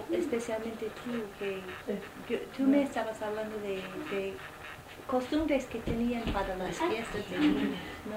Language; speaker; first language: Spanish; non-native, fluent; English